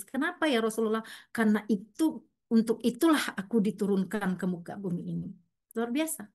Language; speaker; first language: Indonesian; native; Indonesian